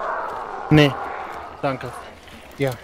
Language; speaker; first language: German; native; German